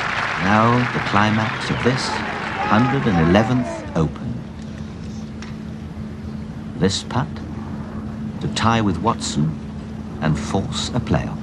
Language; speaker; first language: English; native; English